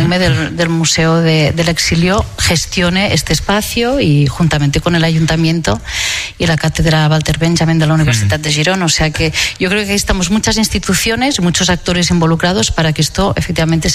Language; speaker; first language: Spanish; non-native, local second language; Catalan